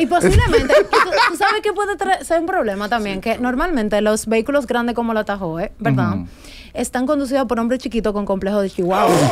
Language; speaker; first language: Spanish; native; Spanish